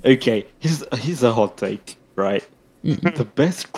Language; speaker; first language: English; non-native, fluent; French